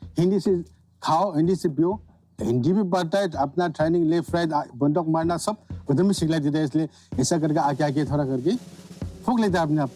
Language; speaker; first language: Hindi; non-native, local second language; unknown